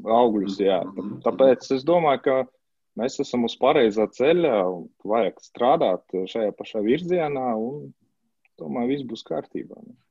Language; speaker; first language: Latvian; non-native, local second language; Russian